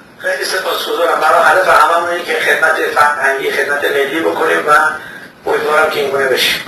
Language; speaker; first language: Persian; native; Persian